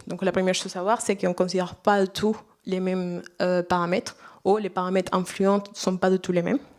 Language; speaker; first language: French; non-native, fluent; Spanish